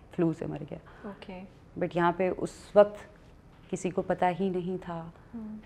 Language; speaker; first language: Urdu; native; Urdu